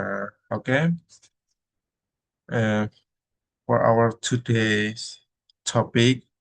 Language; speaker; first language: English; non-native, learner; Indonesian